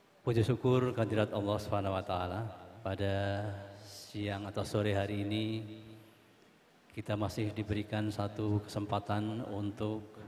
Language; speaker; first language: Indonesian; native; Indonesian